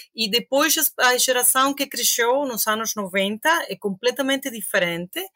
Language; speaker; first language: Portuguese; non-native, fluent; Spanish